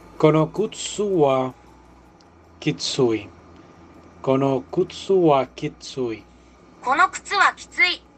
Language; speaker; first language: Japanese; non-native, learner; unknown